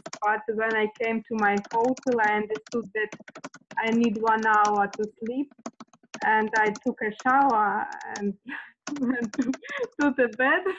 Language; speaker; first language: English; non-native, learner; Russian